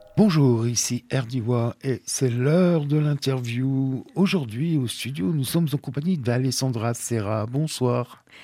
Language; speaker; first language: French; native; French